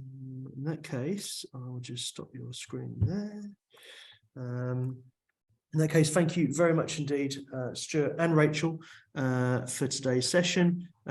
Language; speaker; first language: English; native; English